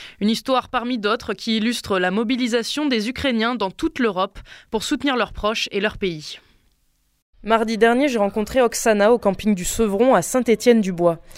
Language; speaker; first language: French; native; French